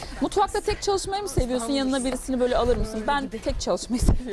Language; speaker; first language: Turkish; native; Turkish